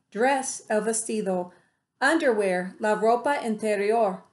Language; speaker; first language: Spanish; non-native, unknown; English